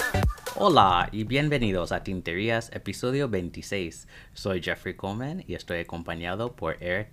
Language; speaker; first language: Spanish; non-native, fluent; English